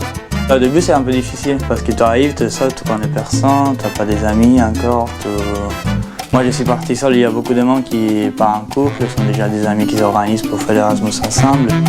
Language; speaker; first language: French; non-native, fluent; Italian